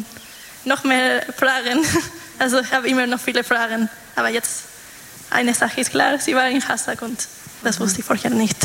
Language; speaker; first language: German; non-native, fluent; Polish